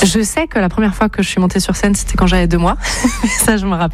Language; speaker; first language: French; native; French